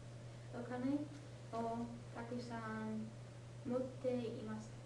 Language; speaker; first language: Japanese; non-native, learner; English